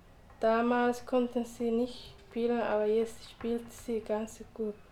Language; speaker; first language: German; non-native, learner; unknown